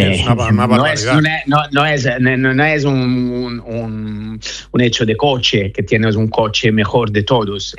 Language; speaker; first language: Spanish; non-native, fluent; Italian